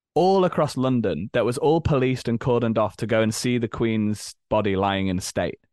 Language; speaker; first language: English; native; English